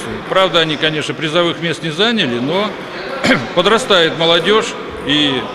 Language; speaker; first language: Russian; native; Russian